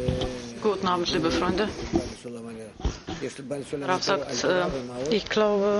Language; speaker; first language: German; non-native, fluent; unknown